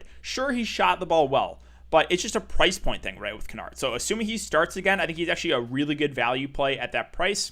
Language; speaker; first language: English; native; English